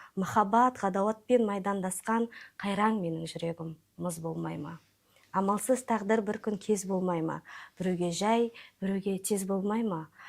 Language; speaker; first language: Kazakh; non-native, local second language; Russian